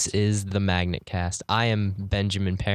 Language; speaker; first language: English; native; English